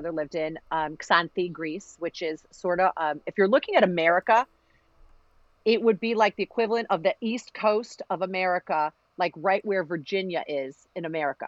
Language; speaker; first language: English; early bilingual, other home language; Greek